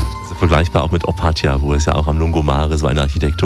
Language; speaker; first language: German; native; German